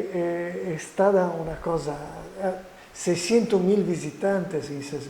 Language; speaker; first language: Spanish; non-native, fluent; Italian